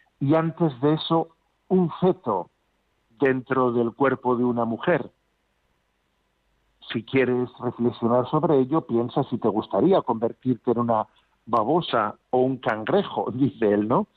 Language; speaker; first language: Spanish; native; Spanish